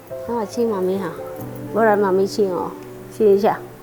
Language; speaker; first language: Chinese; non-native, fluent; Vietnamese